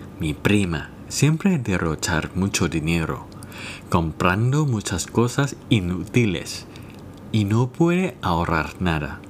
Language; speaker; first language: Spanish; non-native, learner; Thai